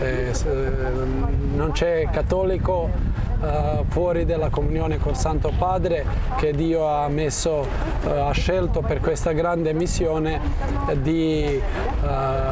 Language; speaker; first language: Italian; non-native, fluent; Croatian